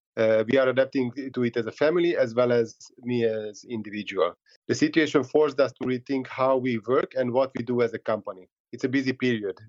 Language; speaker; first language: English; non-native, fluent; Hungarian